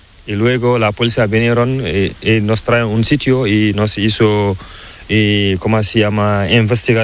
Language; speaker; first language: Spanish; non-native, learner; Fula